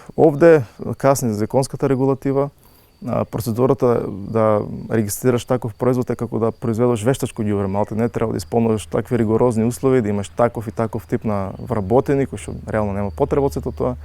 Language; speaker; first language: Macedonian; native; Macedonian